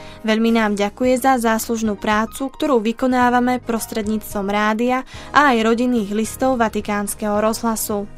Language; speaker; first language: Slovak; native; Slovak